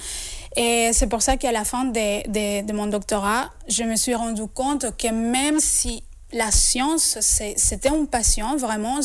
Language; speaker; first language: French; non-native, fluent; Spanish